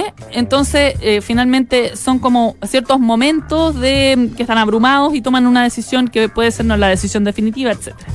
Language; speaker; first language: Spanish; native; Spanish